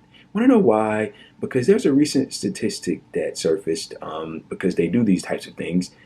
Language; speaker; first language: English; native; English